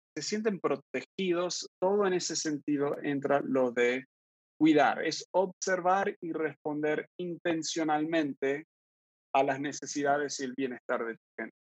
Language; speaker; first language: Spanish; early bilingual, other home language; English